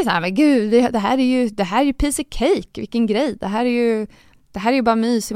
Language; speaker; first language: Swedish; native; Swedish